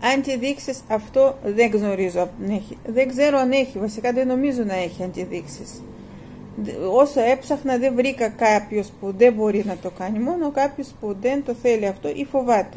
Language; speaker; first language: Greek; non-native, fluent; Russian